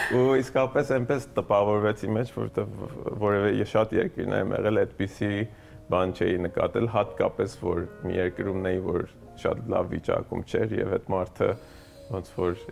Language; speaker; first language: Armenian; early bilingual, heritage; Armenian